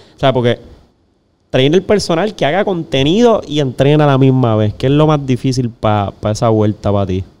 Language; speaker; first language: Spanish; native; Spanish